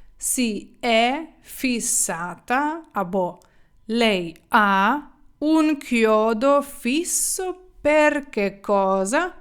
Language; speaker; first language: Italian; non-native, fluent; Ukrainian